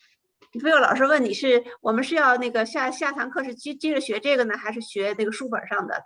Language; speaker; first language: Chinese; native; Chinese